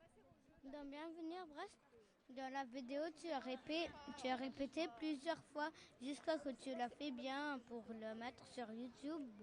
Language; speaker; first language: French; non-native, fluent; Arabic